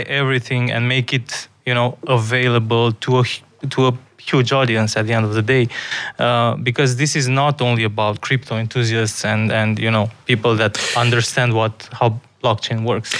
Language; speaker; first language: English; non-native, fluent; Romanian